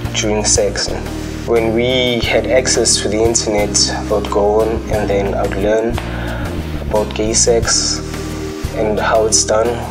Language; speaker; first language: English; non-native, local second language; Zulu